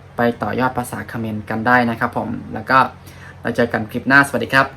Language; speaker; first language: Thai; non-native, fluent; Khmer